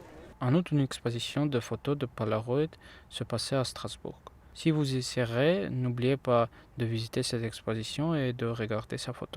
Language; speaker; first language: French; non-native, learner; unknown